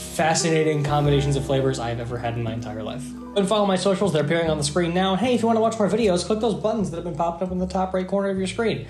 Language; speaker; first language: English; native; English